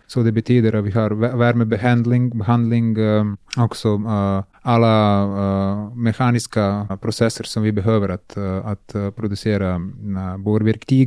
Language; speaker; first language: Swedish; non-native, learner; Serbian